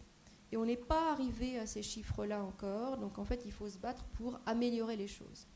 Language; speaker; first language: French; native; French